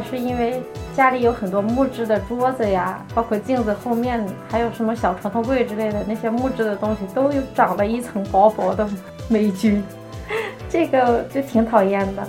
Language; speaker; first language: Chinese; native; Chinese